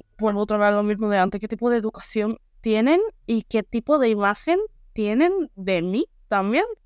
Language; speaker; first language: Spanish; native; Spanish